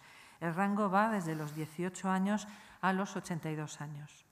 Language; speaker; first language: Spanish; native; Spanish